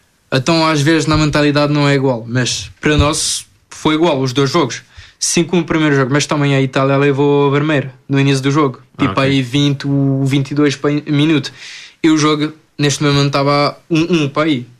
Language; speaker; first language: Portuguese; non-native, fluent; French